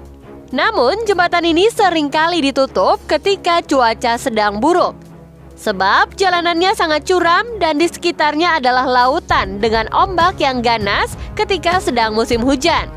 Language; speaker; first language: Indonesian; native; Indonesian